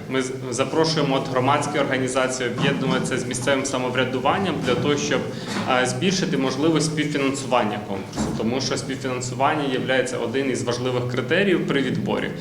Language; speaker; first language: Ukrainian; native; Ukrainian